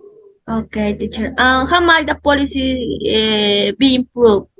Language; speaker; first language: English; non-native, learner; Spanish